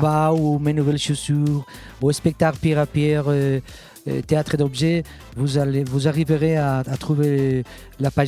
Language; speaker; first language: French; non-native, fluent; Catalan